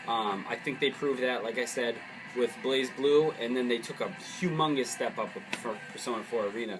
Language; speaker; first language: English; native; English